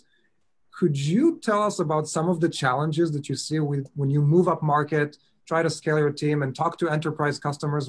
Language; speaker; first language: English; non-native, fluent; Hebrew